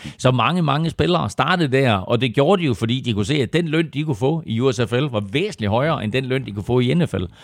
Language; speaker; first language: Danish; native; Danish